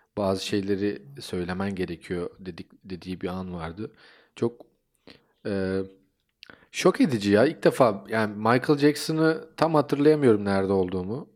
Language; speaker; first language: Turkish; native; Turkish